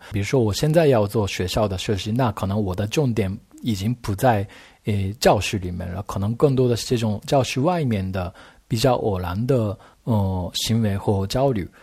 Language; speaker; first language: Chinese; non-native, fluent; Japanese